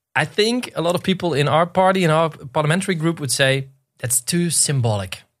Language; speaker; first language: English; non-native, fluent; Dutch